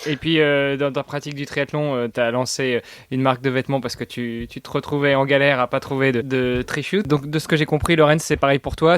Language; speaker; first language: French; native; French